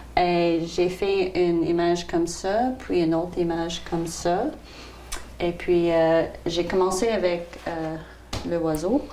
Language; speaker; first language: French; non-native, local second language; English